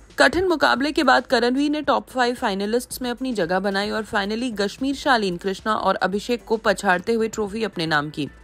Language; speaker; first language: Hindi; native; Hindi